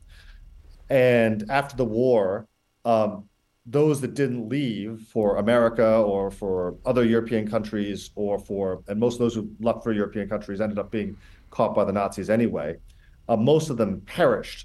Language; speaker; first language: English; native; English